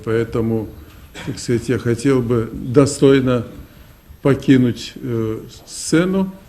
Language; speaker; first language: Russian; native; Russian